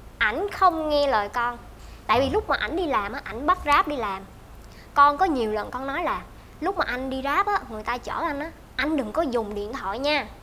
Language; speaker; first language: Vietnamese; native; Vietnamese